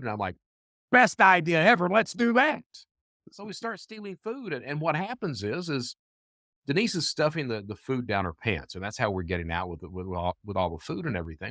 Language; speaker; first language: English; native; English